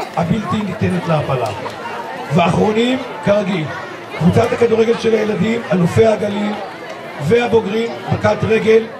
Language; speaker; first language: Hebrew; native; Hebrew